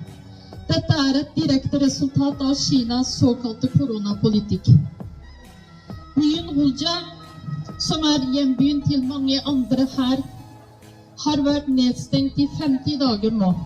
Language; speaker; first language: Norwegian; non-native, fluent; Uyghur